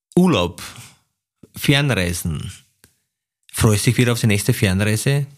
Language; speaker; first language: German; non-native, fluent; Slovenian